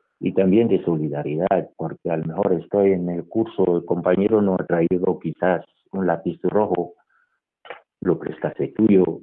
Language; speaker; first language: Spanish; non-native, fluent; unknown